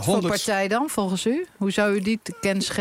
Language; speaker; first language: Dutch; native; Dutch